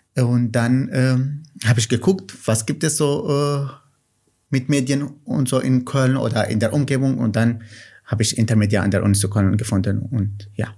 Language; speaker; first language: German; non-native, fluent; Kurdish